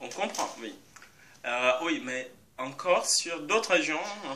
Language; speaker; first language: French; non-native, fluent; Portuguese